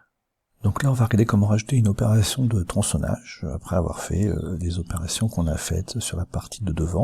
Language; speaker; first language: French; native; French